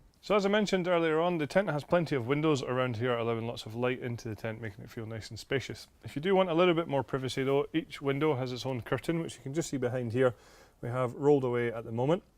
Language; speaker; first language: English; native; English